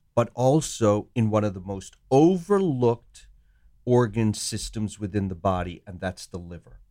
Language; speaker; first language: English; non-native, local second language; Sinhala